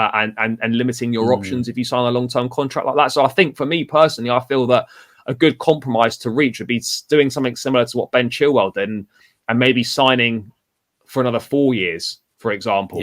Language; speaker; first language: English; native; English